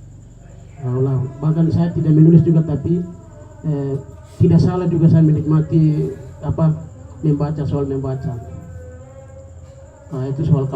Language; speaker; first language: Indonesian; non-native, local second language; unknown